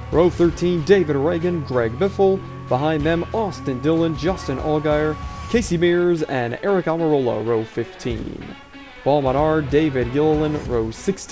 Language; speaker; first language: English; native; English